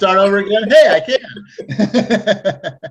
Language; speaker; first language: English; native; English